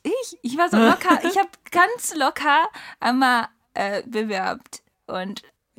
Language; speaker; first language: German; non-native, learner; Japanese